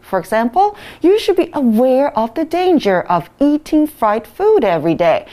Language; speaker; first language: English; non-native, fluent; Chinese